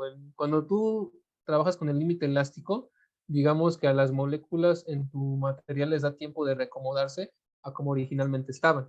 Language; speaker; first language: Spanish; native; Spanish